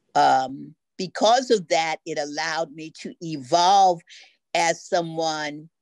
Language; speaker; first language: English; native; English